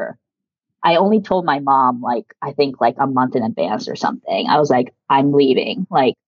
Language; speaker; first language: English; early bilingual, other home language; Japanese